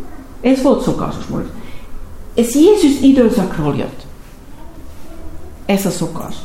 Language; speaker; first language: Hungarian; non-native, learner; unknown